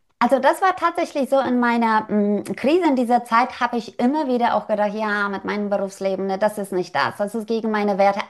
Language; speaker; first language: German; non-native, fluent; Polish